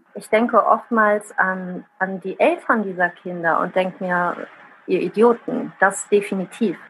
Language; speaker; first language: German; early bilingual, other home language; Italian